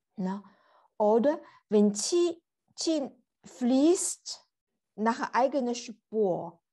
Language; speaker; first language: German; non-native, learner; Chinese